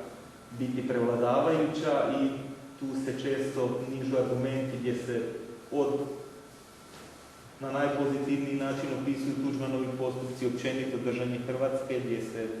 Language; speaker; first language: Croatian; native; Croatian